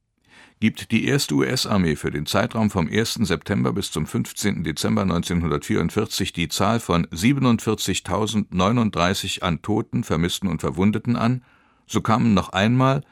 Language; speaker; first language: German; native; German